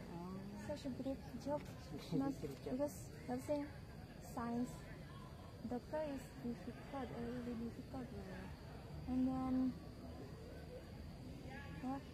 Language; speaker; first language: English; non-native, learner; Javanese